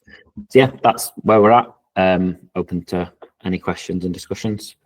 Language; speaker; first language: English; native; English